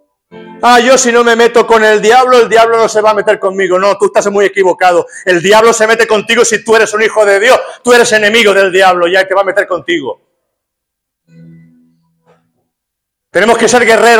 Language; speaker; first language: Spanish; native; Spanish